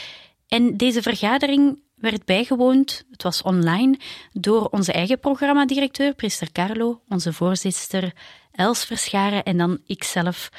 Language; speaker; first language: Dutch; native; Dutch